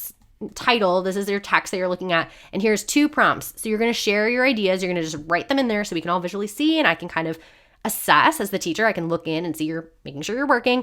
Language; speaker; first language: English; native; English